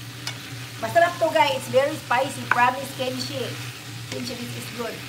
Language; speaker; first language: English; non-native, local second language; Filipino